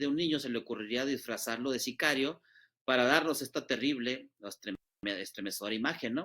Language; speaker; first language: Spanish; native; Spanish